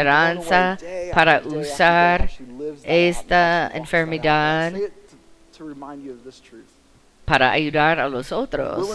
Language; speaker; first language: Spanish; non-native, fluent; English